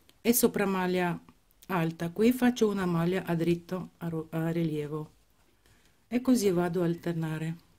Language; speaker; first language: Italian; non-native, fluent; Ukrainian